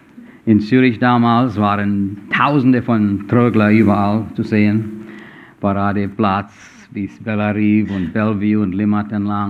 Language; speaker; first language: German; non-native, fluent; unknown